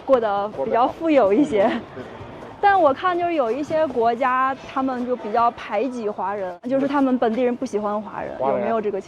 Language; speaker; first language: Chinese; native; Chinese